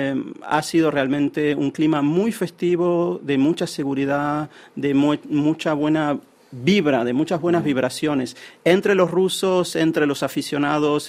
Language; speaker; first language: Spanish; native; Spanish